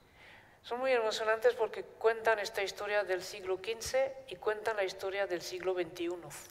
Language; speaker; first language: Spanish; non-native, fluent; Basque